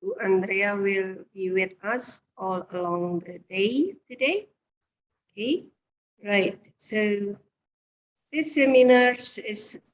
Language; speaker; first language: English; non-native, fluent; Indonesian